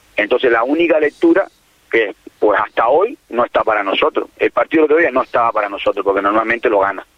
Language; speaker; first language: Spanish; native; Spanish